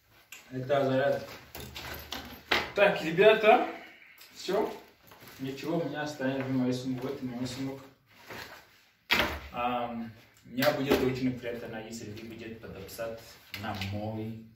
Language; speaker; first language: Russian; non-native, learner; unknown